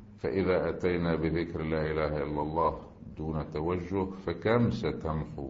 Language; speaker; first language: Arabic; native; Arabic